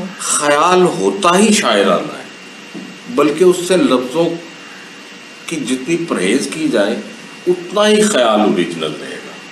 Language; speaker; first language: Urdu; early bilingual, heritage; Urdu